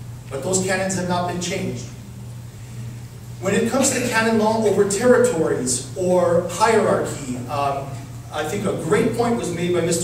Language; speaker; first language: English; early bilingual, other home language; Ukrainian